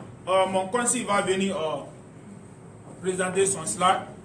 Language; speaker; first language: French; non-native, learner; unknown